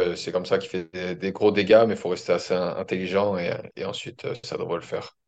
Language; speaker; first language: French; native; French